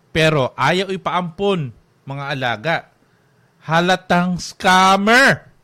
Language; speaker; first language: Filipino; native; Filipino